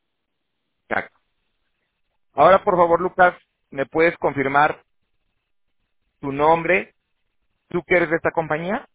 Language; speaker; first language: Spanish; native; Spanish